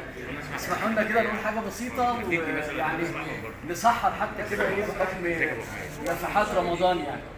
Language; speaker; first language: Arabic; native; Arabic